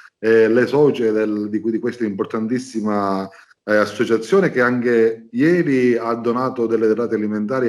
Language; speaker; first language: Italian; native; Italian